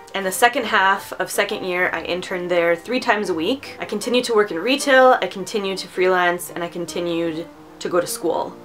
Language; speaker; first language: English; early bilingual, other home language; Romanian